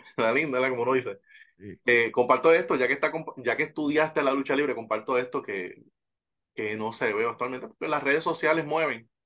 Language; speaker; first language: Spanish; native; Spanish